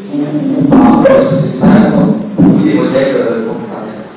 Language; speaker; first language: French; native; French